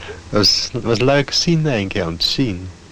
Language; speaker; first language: Dutch; non-native, fluent; German